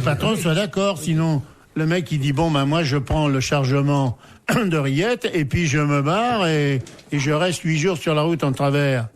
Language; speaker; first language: French; native; French